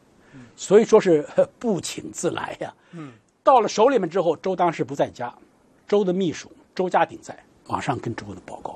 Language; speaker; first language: Chinese; native; Chinese